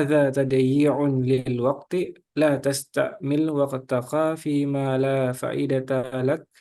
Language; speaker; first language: Arabic; non-native, learner; Indonesian